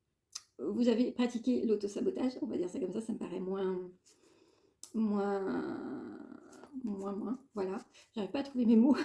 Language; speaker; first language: French; native; French